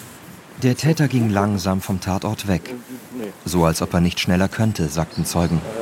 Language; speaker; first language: German; native; German